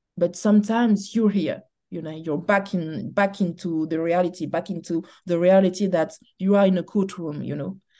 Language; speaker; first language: English; non-native, learner; French